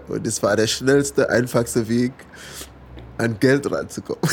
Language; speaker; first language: German; non-native, fluent; English